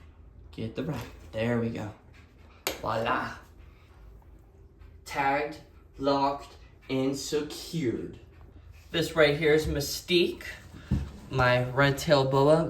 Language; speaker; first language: English; native; English